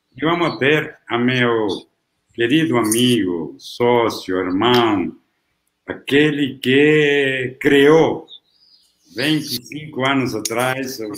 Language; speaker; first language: Portuguese; non-native, fluent; Italian